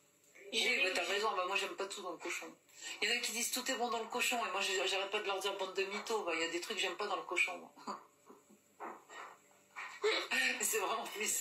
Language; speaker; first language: French; native; French